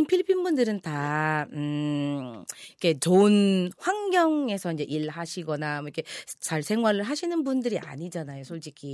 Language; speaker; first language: Korean; non-native, fluent; Filipino